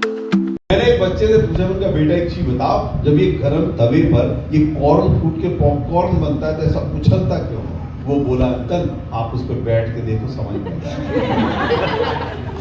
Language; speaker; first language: Hindi; native; Hindi